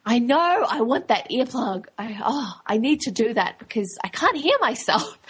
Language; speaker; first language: English; native; English